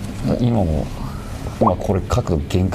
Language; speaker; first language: Japanese; native; Japanese